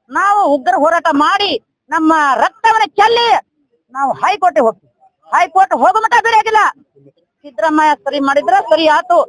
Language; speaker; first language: Kannada; non-native, local second language; Lambadi